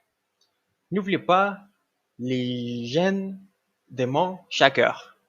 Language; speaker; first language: French; non-native, learner; Spanish